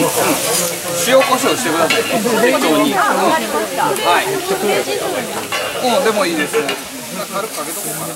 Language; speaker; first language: Japanese; native; Japanese